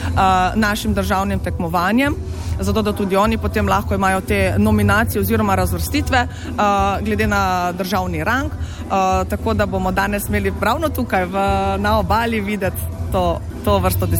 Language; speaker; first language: Slovenian; native; Slovenian